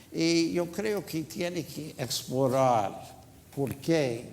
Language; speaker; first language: Spanish; non-native, fluent; English